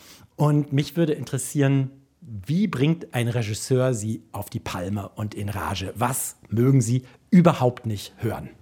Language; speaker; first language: German; native; German